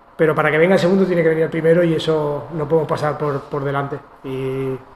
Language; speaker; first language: Spanish; non-native, local second language; Catalan